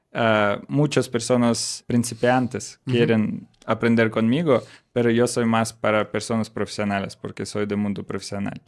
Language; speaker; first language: Spanish; non-native, learner; Russian